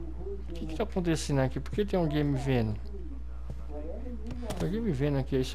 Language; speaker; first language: Portuguese; native; Portuguese